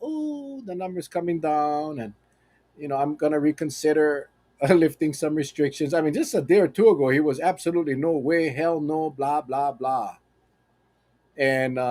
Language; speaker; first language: English; native; English